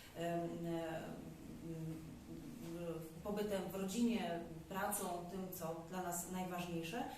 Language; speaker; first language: Polish; native; Polish